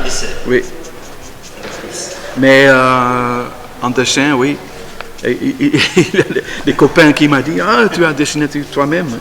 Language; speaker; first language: French; non-native, learner; Dutch